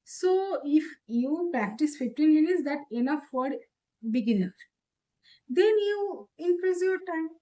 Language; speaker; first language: English; non-native, learner; Bangla